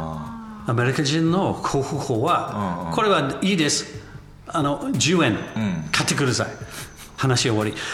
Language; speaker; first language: Japanese; non-native, learner; English